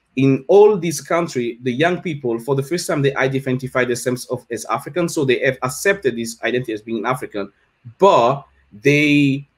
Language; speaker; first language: English; non-native, fluent; French